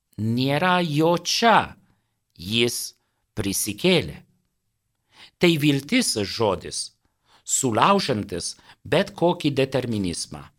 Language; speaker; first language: Lithuanian; non-native, fluent; Italian